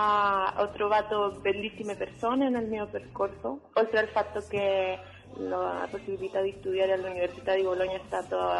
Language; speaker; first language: Italian; non-native, fluent; Spanish